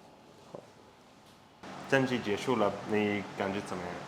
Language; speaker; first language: Chinese; non-native, fluent; English